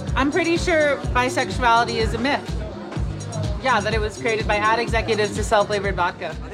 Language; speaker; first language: English; early bilingual, other home language; Persian